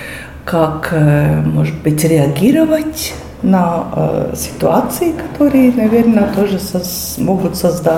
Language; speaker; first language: Russian; non-native, local second language; Latvian